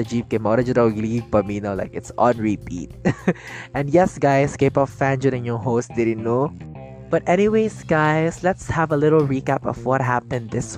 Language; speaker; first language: English; non-native, local second language; Cebuano